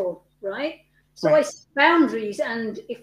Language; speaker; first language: English; native; English